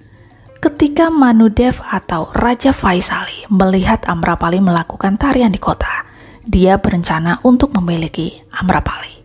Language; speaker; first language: Indonesian; native; Indonesian